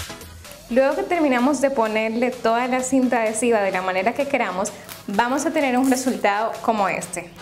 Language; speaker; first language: Spanish; native; Spanish